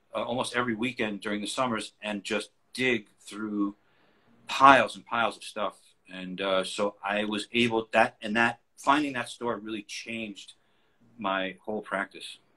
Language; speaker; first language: English; native; English